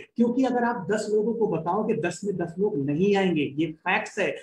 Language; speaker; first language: Hindi; native; Hindi